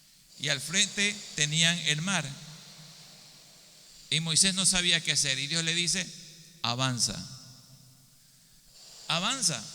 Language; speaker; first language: Spanish; native; Spanish